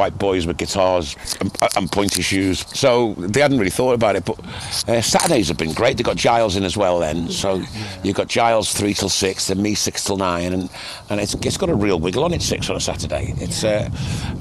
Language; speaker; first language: English; native; English